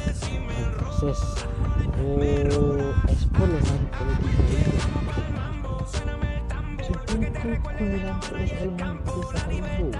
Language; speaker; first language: Spanish; non-native, learner; Indonesian